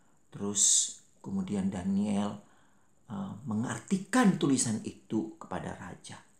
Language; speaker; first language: Malay; native; Malay